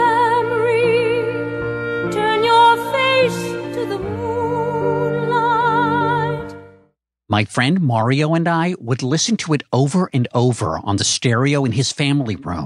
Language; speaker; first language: English; native; English